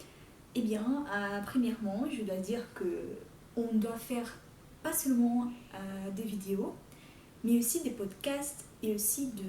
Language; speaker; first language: French; non-native, fluent; Portuguese